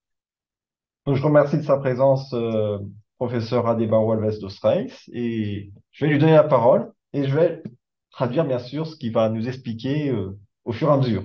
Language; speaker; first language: French; native; French